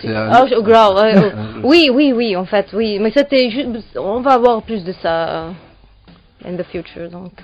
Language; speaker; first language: French; non-native, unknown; Serbian